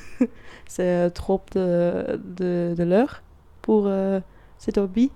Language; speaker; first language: French; non-native, learner; Dutch